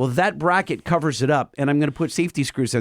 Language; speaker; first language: English; native; English